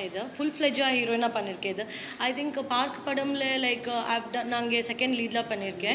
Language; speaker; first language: Tamil; non-native, learner; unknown